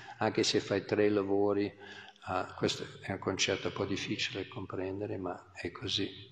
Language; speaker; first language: Italian; non-native, fluent; English